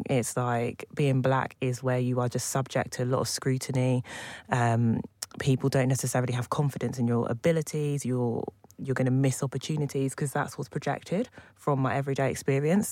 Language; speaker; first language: English; native; English